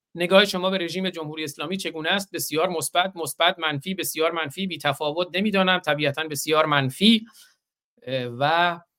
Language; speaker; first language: Persian; non-native, local second language; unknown